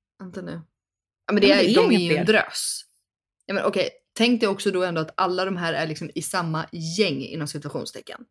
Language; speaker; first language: Swedish; native; Swedish